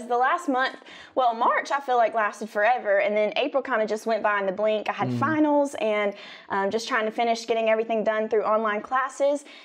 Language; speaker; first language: English; native; English